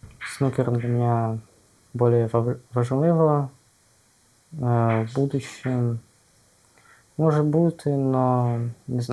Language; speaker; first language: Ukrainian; non-native, local second language; Russian